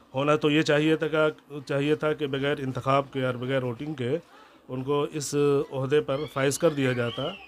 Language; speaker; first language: Hindi; native; Hindi